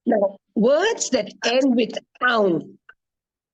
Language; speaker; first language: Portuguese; non-native, fluent; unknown